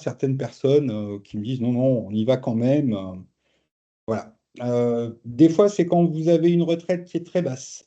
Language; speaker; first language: French; native; French